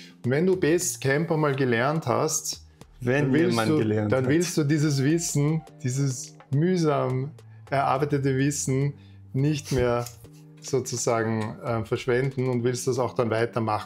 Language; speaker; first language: German; native; German